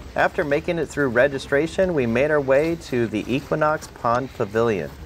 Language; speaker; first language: English; native; English